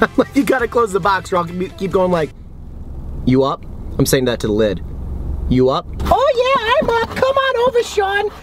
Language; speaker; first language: English; native; English